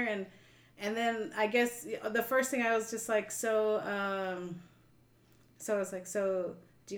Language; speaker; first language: English; native; English